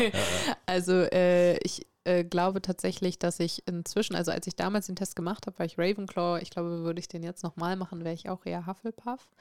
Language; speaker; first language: German; native; German